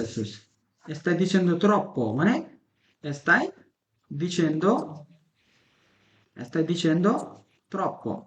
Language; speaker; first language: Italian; non-native, fluent; Bangla